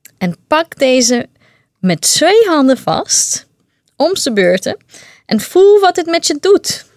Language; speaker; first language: Dutch; non-native, fluent; Portuguese